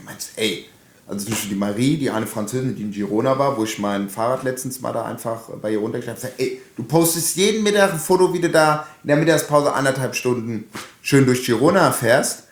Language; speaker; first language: German; native; German